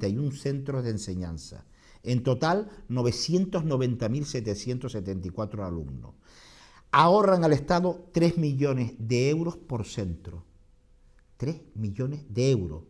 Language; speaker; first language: Spanish; native; Spanish